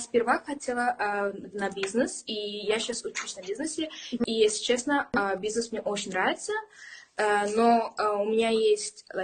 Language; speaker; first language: Russian; early bilingual, heritage; English